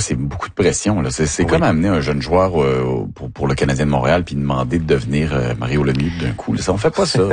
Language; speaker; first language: French; native; French